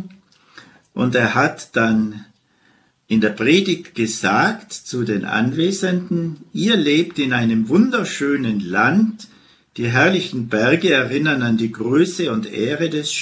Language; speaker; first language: German; native; German